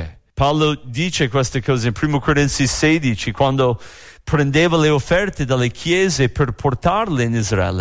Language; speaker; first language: Italian; non-native, fluent; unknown